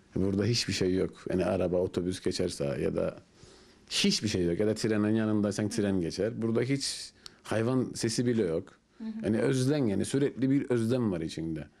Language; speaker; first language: Turkish; native; Turkish